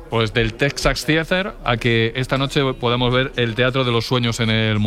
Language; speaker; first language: Spanish; native; Spanish